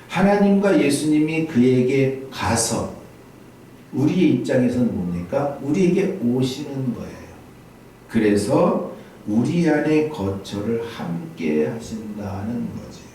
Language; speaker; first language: Korean; native; Korean